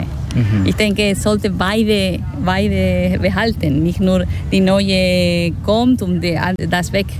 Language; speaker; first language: German; non-native, fluent; Spanish